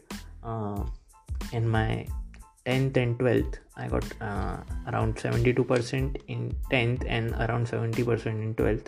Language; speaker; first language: English; non-native, local second language; Hindi